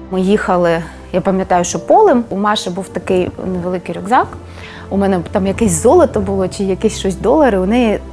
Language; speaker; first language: Ukrainian; non-native, local second language; Russian